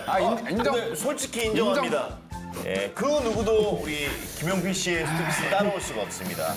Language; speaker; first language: Korean; native; Korean